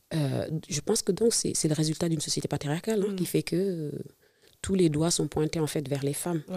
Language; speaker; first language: French; non-native, local second language; Serer